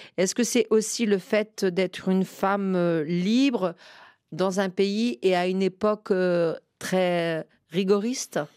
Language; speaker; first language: French; native; French